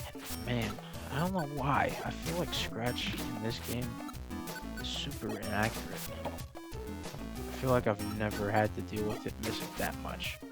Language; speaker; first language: English; native; English